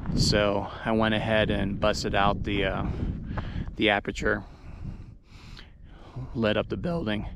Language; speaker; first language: English; native; English